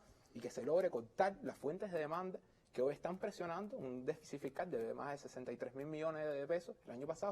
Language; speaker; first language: Spanish; native; Spanish